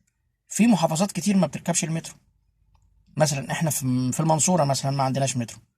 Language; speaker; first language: Arabic; native; Arabic